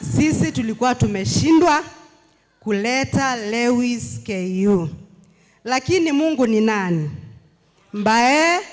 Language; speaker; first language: Swahili; non-native, local second language; Meru